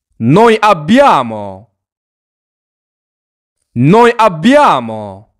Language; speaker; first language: Italian; non-native, learner; Arabic